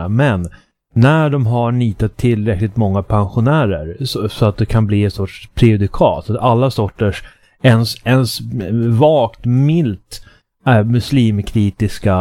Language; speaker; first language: Swedish; native; Swedish